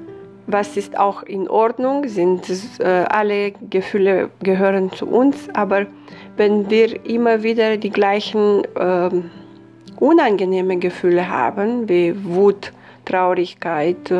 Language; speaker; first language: German; non-native, fluent; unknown